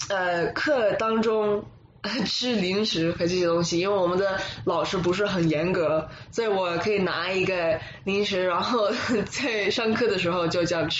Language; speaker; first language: Chinese; early bilingual, other home language; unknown